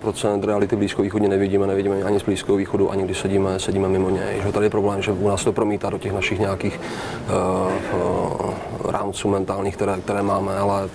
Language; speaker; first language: Czech; native; Czech